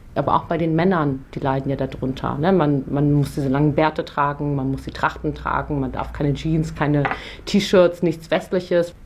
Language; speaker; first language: German; native; German